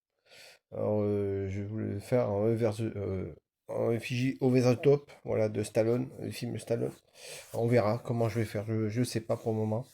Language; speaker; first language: French; native; French